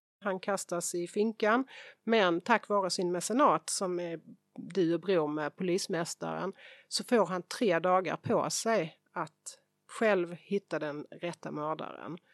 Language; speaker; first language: Swedish; native; Swedish